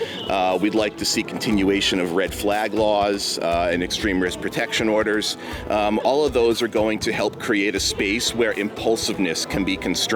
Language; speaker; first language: English; native; English